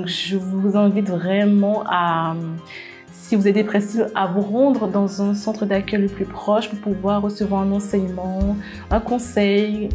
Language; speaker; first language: French; native; French